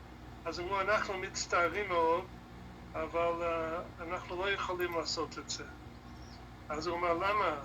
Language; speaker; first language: Hebrew; non-native, fluent; English